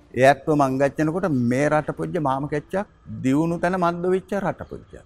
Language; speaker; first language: Sinhala; native; Sinhala